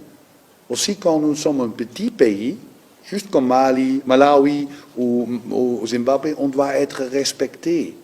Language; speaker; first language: French; non-native, learner; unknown